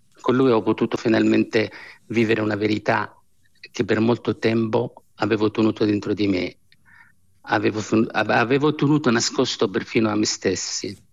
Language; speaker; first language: Italian; non-native, fluent; Arabic